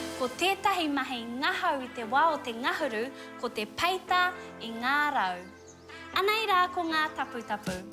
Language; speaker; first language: Māori; native; Māori